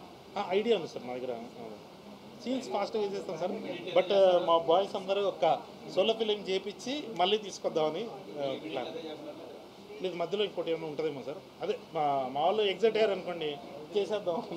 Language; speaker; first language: Telugu; native; Telugu